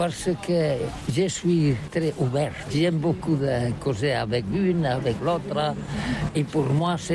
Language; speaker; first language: French; non-native, learner; Catalan